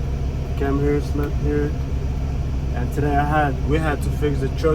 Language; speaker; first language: English; native; English